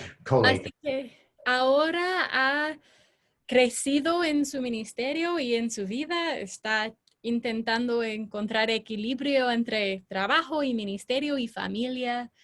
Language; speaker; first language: Spanish; non-native, fluent; English